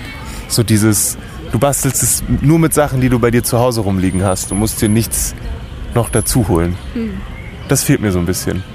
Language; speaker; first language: German; native; German